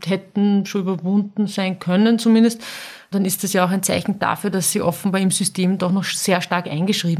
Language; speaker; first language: German; native; German